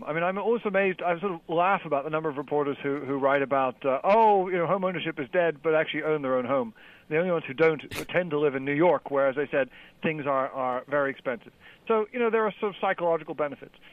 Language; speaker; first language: English; native; English